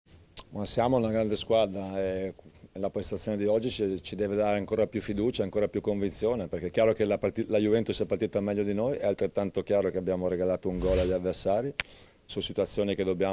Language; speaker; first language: Italian; native; Italian